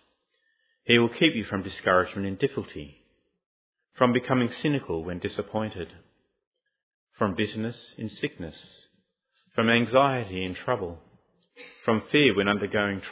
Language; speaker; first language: English; native; English